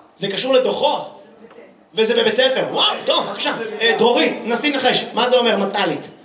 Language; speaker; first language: Hebrew; native; Hebrew